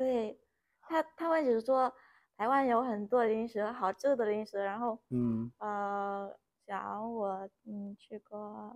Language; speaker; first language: Chinese; non-native, learner; Vietnamese